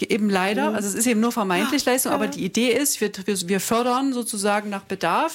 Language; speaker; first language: German; native; German